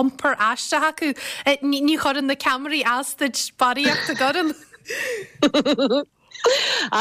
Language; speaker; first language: Irish; native; Irish